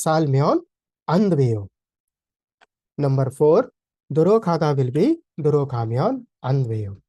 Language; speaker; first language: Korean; non-native, fluent; Hindi